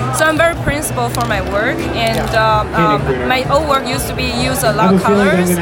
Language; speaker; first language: English; non-native, learner; Chinese